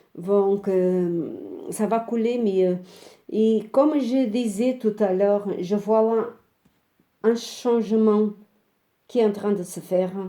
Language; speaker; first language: French; non-native, fluent; Portuguese